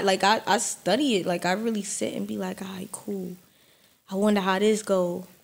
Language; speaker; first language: English; native; English